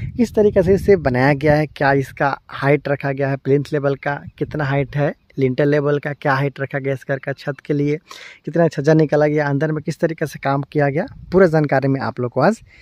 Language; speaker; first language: Hindi; native; Hindi